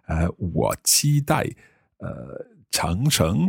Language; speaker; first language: Chinese; non-native, learner; English